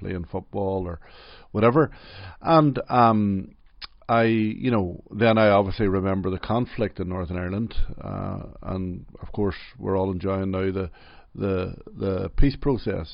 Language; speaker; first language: English; native; English